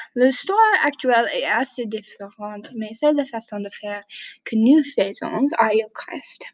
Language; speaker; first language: French; non-native, learner; English